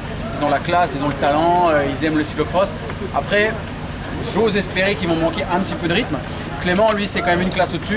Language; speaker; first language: French; native; French